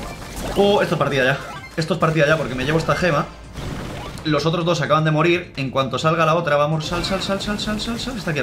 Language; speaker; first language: Spanish; native; Spanish